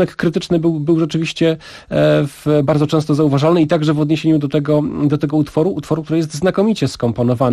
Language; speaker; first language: Polish; native; Polish